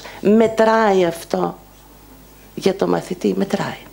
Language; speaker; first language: Greek; native; Greek